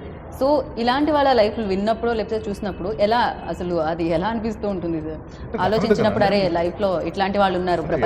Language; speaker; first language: Telugu; native; Telugu